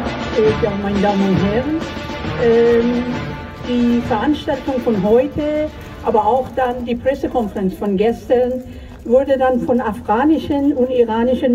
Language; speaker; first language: German; non-native, fluent; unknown